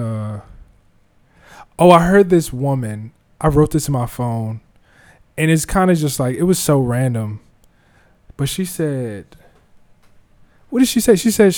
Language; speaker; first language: English; native; English